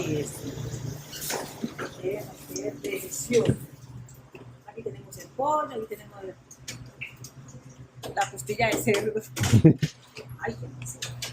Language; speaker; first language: Spanish; native; Spanish